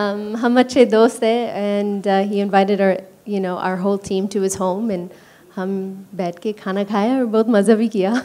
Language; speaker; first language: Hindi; early bilingual, heritage; English